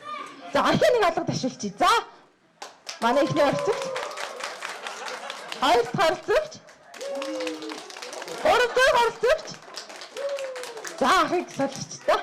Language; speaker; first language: Mongolian; native; Mongolian